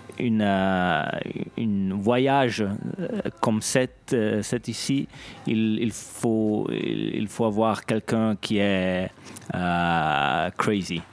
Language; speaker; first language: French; non-native, local second language; Italian